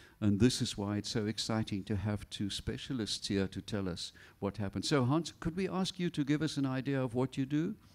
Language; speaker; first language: English; non-native, local second language; Afrikaans